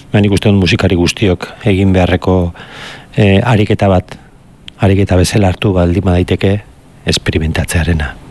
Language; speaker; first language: Basque; native; Basque